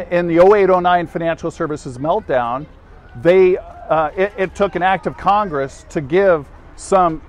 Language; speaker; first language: English; native; English